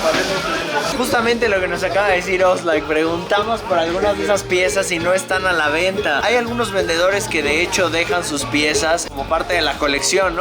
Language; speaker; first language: Spanish; native; Spanish